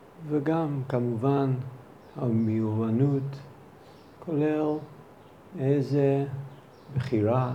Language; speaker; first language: Hebrew; non-native, fluent; English